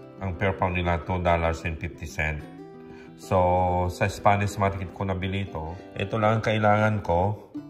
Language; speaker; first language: Filipino; non-native, local second language; Iloko